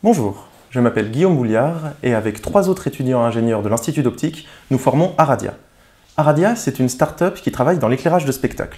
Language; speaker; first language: French; native; French